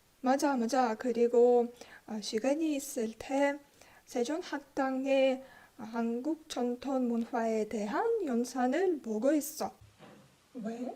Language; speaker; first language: Korean; non-native, learner; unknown